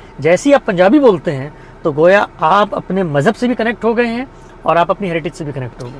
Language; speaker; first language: Urdu; native; Urdu